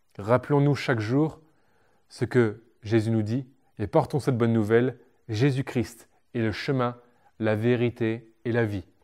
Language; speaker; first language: French; native; French